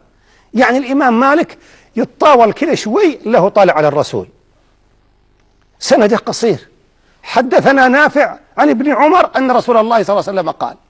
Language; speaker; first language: Arabic; native; Arabic